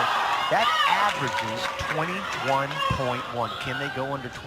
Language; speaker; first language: English; native; English